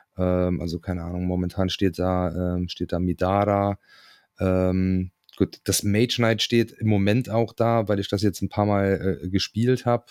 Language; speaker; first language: German; native; German